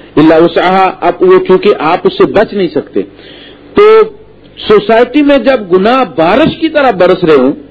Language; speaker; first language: Urdu; non-native, local second language; Punjabi